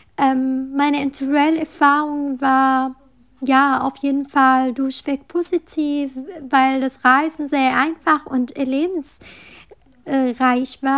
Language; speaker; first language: German; non-native, fluent; Arabic